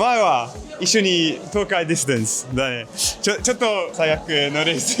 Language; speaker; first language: Japanese; non-native, learner; English